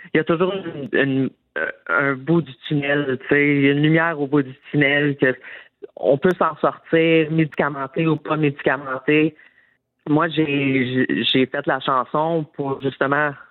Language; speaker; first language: French; native; French